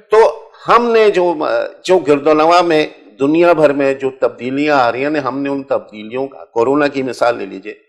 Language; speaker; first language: Urdu; non-native, local second language; Pashto